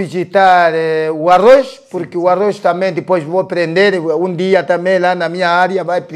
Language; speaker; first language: Portuguese; non-native, local second language; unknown